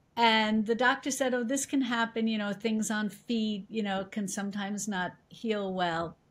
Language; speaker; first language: English; native; English